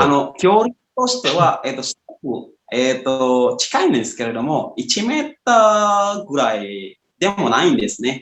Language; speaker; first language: Japanese; non-native, fluent; Indonesian